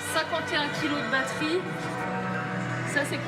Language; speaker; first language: French; native; French